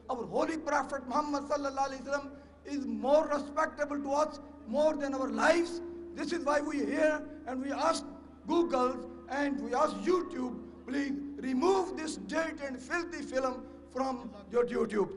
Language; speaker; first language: English; non-native, local second language; Urdu